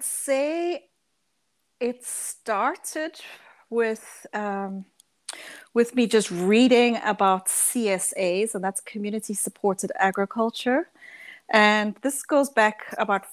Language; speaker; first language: English; early bilingual, other home language; Dutch